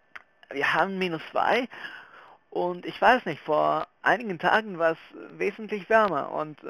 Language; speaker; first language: German; non-native, fluent; Spanish